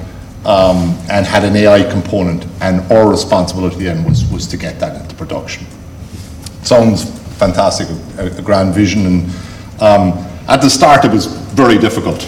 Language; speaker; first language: English; native; English